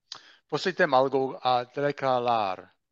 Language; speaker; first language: Portuguese; non-native, learner; English